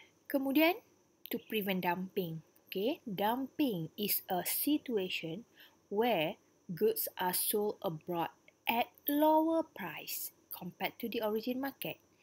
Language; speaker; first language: English; non-native, local second language; Malay